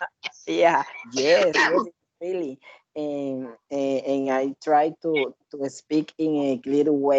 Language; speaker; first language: English; non-native, learner; Spanish